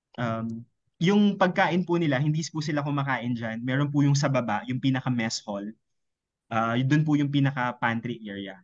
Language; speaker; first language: Filipino; native; Filipino